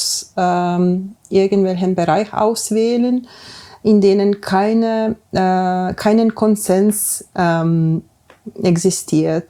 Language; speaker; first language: German; non-native, fluent; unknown